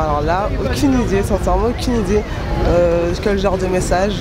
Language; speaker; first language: French; native; French